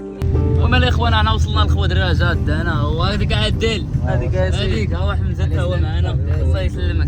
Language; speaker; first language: Arabic; native; Arabic